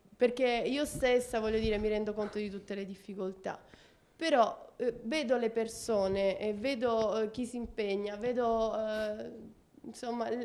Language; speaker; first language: Italian; native; Italian